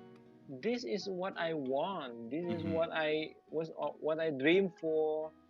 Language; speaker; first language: English; non-native, learner; Thai